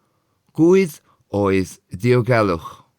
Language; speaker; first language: Welsh; non-native, fluent; English